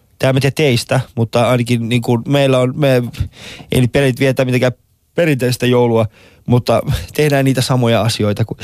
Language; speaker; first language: Finnish; non-native, fluent; Persian